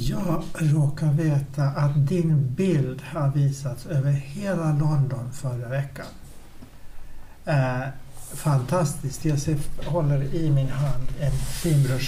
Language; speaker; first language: Swedish; native; Swedish